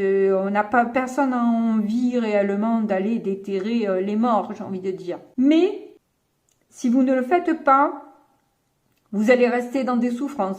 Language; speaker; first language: French; native; French